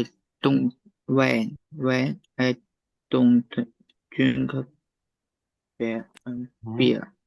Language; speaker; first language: English; non-native, learner; Chinese